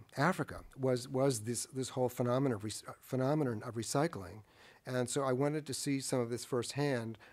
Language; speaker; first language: English; native; English